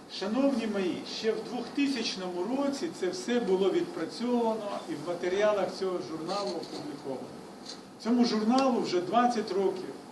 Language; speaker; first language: Ukrainian; non-native, local second language; Russian